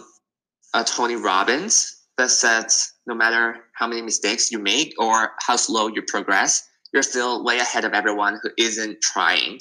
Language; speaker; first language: English; non-native, local second language; Cantonese